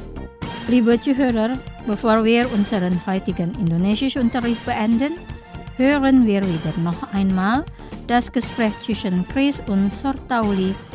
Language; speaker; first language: German; non-native, fluent; Indonesian